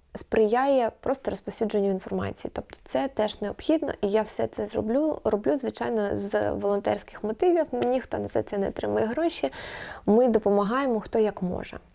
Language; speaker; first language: Ukrainian; non-native, local second language; Russian